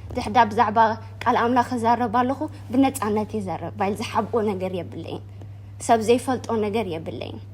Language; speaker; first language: Tigrinya; early bilingual, heritage; Tigrinya